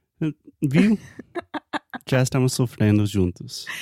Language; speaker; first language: Portuguese; non-native, fluent; English